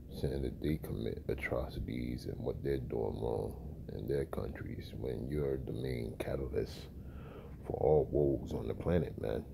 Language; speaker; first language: English; native; English